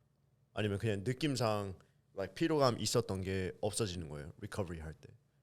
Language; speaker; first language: Korean; early bilingual, heritage; English